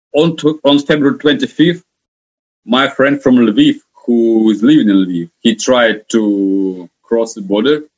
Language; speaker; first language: English; non-native, fluent; Ukrainian